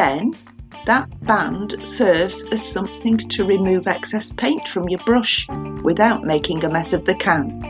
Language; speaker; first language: English; native; English